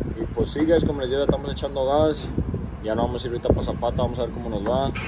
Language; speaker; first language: Spanish; early bilingual, heritage; Spanish